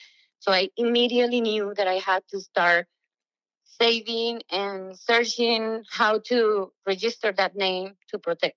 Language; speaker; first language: English; non-native, fluent; Spanish